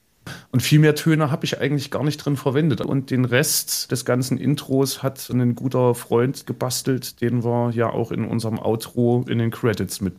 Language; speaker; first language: German; native; German